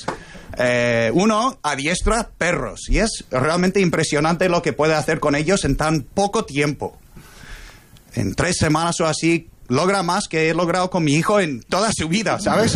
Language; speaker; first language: Spanish; non-native, fluent; English